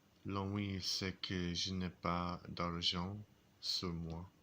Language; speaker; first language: French; non-native, learner; English